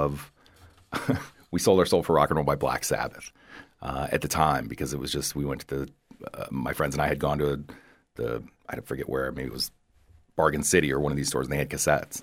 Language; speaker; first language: English; native; English